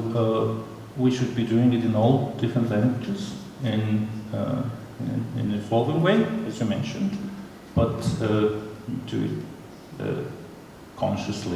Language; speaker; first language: English; non-native, fluent; Kazakh